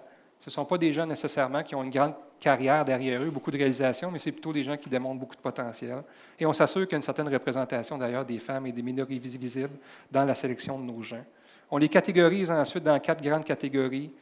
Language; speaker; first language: French; native; French